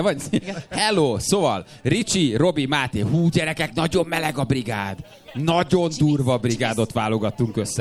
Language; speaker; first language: Hungarian; native; Hungarian